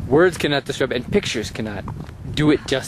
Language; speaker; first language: English; native; English